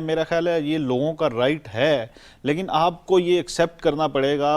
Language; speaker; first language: Urdu; native; Urdu